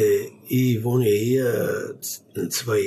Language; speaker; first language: German; non-native, learner; Armenian